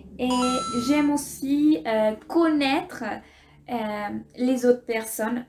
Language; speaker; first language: French; non-native, fluent; Spanish